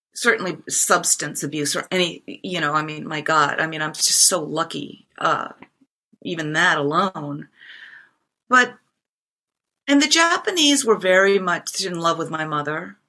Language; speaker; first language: English; non-native, fluent; Japanese